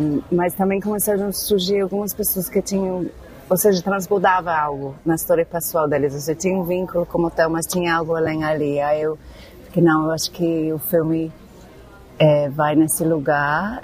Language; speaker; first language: Portuguese; non-native, fluent; English